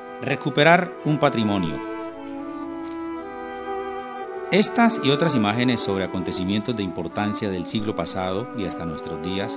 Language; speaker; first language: Spanish; native; Spanish